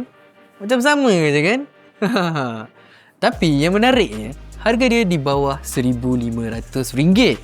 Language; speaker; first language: Malay; native; Malay